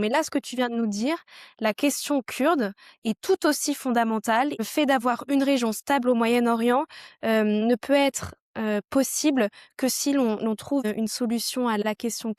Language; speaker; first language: French; native; French